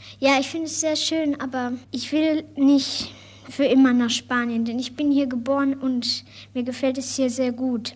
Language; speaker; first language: German; early bilingual, other home language; Spanish